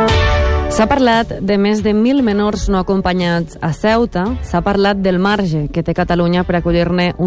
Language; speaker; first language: Catalan; native; Catalan